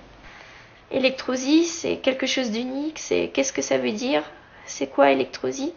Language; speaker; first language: French; native; French